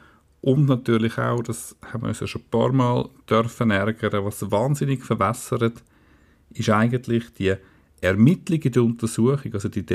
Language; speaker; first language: German; native; German